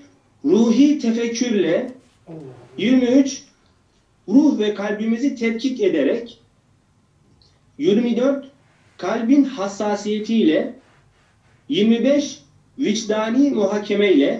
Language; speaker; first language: Turkish; native; Turkish